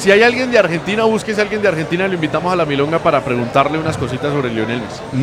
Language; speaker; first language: Spanish; native; Spanish